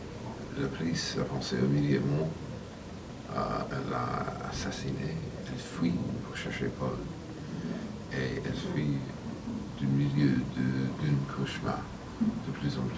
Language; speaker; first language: French; non-native, fluent; English